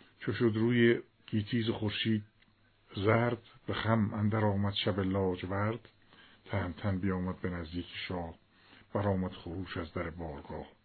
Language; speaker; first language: Persian; native; Persian